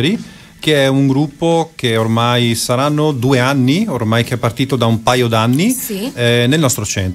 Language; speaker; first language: Italian; native; Italian